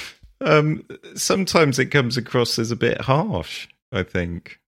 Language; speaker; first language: English; native; English